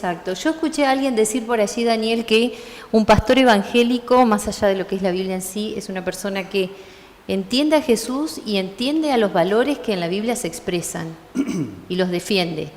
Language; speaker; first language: Spanish; native; Spanish